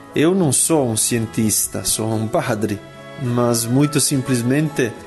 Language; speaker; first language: Portuguese; non-native, fluent; Italian